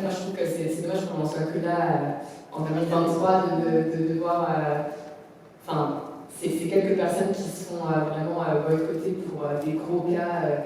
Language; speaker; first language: French; native; French